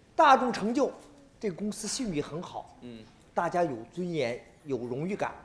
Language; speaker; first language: Chinese; native; Chinese